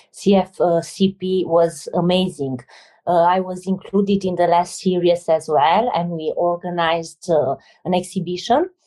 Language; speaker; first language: English; non-native, fluent; Romanian